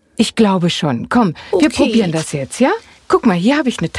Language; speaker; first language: German; native; German